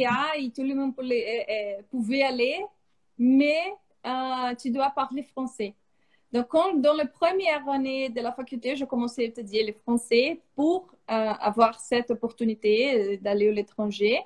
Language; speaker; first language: French; non-native, fluent; Portuguese